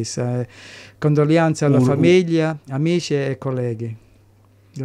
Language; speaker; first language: Italian; early bilingual, heritage; English